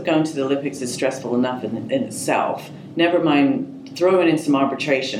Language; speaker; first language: English; native; English